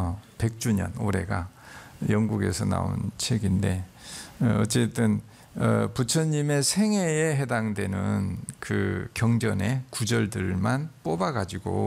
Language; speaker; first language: Korean; native; Korean